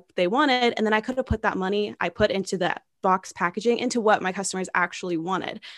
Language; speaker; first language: English; native; English